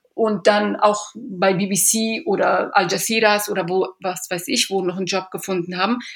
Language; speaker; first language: German; early bilingual, other home language; Persian